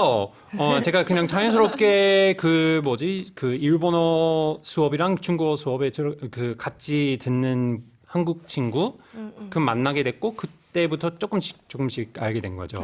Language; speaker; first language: Korean; non-native, fluent; English